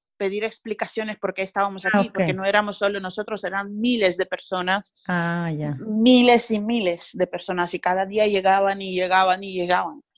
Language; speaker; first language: Spanish; non-native, fluent; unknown